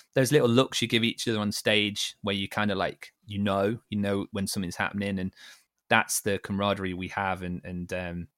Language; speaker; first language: English; native; English